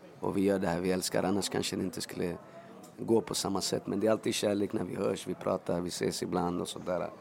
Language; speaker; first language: Swedish; early bilingual, other home language; Spanish